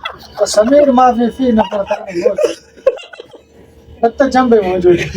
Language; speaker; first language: Arabic; non-native, learner; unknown